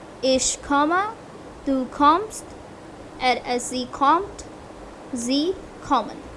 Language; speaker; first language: German; non-native, fluent; Hindi